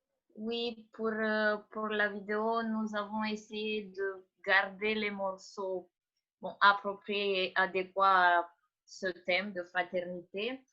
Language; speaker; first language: French; non-native, fluent; Romanian